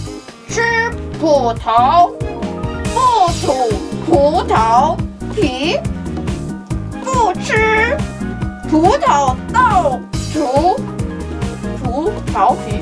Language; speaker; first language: Chinese; non-native, fluent; Korean